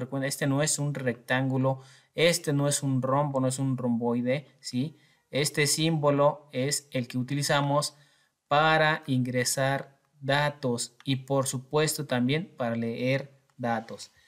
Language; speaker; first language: Spanish; native; Spanish